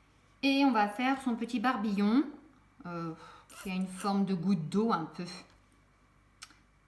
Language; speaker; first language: French; native; French